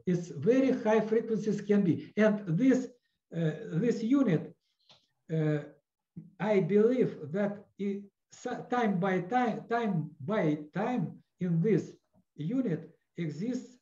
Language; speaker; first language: English; non-native, learner; Russian